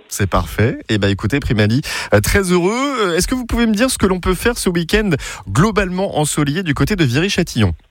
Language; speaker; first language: French; native; French